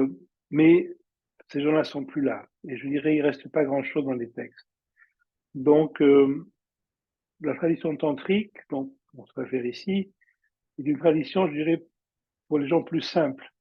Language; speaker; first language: French; native; French